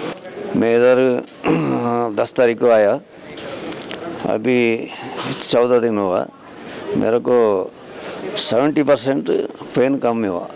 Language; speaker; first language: Hindi; non-native, local second language; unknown